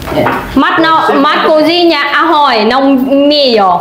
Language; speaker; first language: Portuguese; non-native, learner; Vietnamese